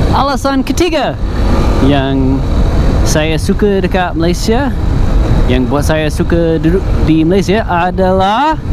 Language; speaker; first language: Malay; non-native, fluent; English